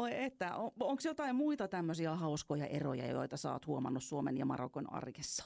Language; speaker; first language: Finnish; native; Finnish